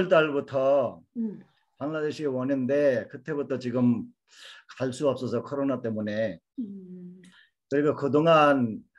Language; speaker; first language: Korean; non-native, fluent; Bangla